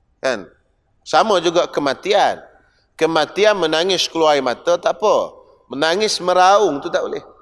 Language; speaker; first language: Malay; native; Malay